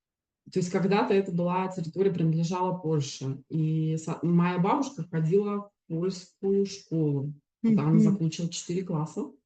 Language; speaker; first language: Russian; native; Russian